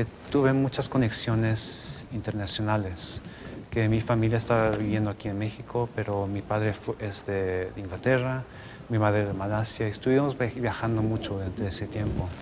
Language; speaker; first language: Spanish; non-native, local second language; English